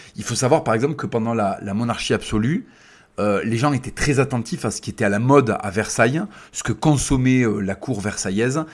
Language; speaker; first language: French; native; French